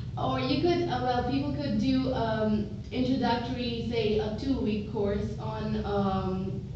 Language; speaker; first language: English; non-native, local second language; Bangla